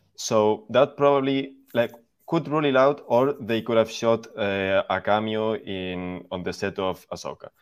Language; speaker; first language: English; non-native, fluent; Spanish